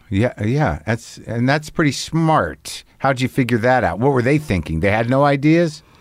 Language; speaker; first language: English; native; English